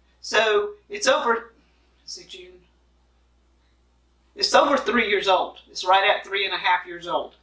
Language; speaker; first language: English; native; English